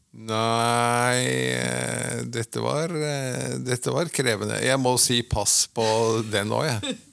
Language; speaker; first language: Norwegian; native; Norwegian